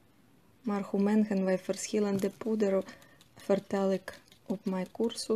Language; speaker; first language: Dutch; non-native, fluent; Russian